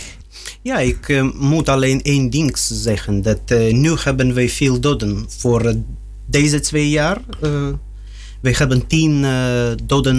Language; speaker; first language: Dutch; non-native, learner; Russian